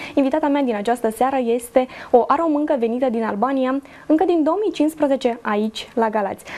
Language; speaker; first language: Romanian; native; Romanian